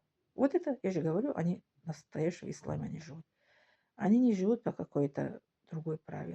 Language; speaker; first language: Russian; non-native, local second language; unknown